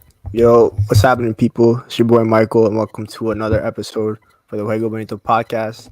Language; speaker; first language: English; native; English